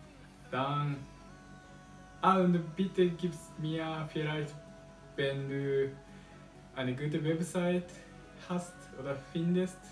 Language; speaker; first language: German; non-native, learner; Japanese